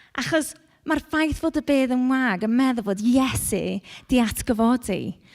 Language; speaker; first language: Welsh; non-native, local second language; English